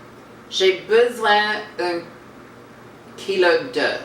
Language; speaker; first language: French; non-native, learner; English